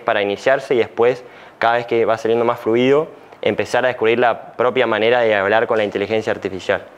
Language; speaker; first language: Spanish; native; Spanish